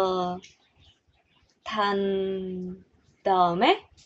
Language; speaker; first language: Korean; non-native, learner; English